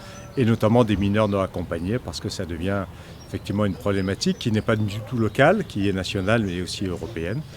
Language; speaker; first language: French; native; French